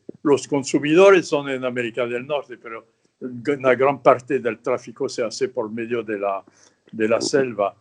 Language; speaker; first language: Spanish; non-native, fluent; French